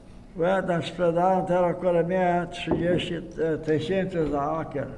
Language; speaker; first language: Polish; early bilingual, heritage; Polish